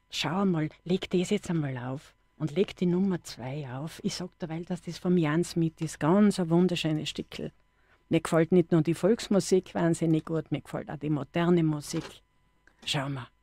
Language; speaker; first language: German; native; German